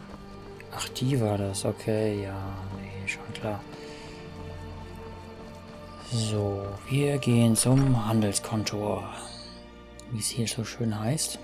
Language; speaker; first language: German; native; German